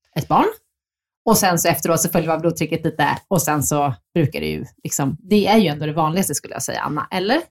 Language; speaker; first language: Swedish; native; Swedish